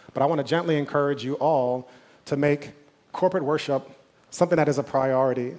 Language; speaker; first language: English; native; English